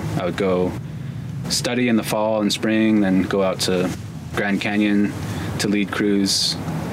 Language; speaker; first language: English; native; English